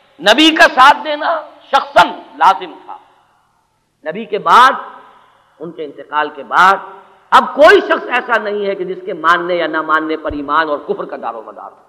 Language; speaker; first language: Urdu; native; Urdu